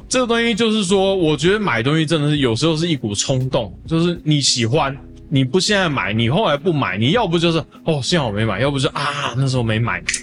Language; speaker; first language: Chinese; native; Chinese